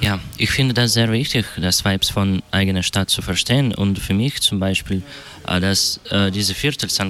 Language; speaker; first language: German; non-native, learner; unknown